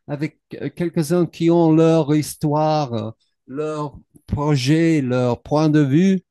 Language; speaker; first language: French; non-native, learner; English